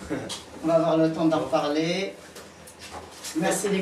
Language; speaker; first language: French; native; French